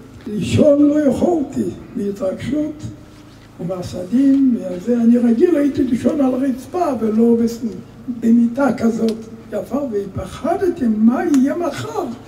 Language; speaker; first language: Hebrew; non-native, fluent; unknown